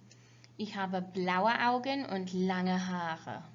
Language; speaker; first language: German; non-native, fluent; English